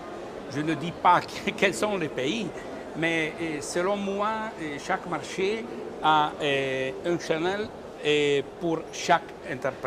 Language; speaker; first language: French; non-native, learner; Italian